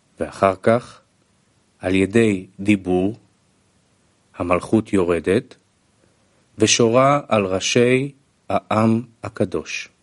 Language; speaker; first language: Hebrew; non-native, fluent; Russian